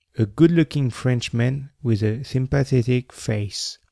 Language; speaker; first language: English; non-native, fluent; French